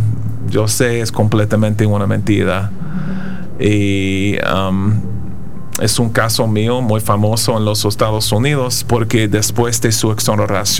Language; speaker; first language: Spanish; non-native, fluent; English